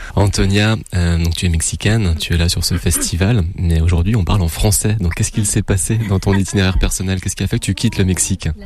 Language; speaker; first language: French; native; French